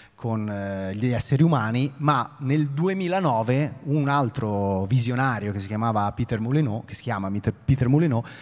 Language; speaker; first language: Italian; native; Italian